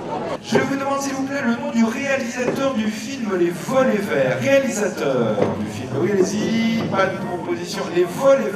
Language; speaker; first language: French; native; French